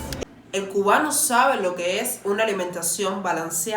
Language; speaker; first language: Spanish; native; Spanish